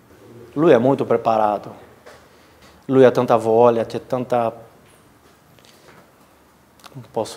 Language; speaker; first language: Italian; non-native, learner; Portuguese